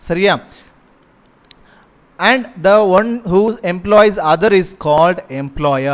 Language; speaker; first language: English; non-native, local second language; Tamil